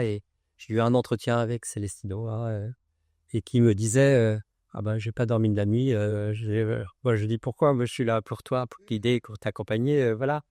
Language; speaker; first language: French; native; French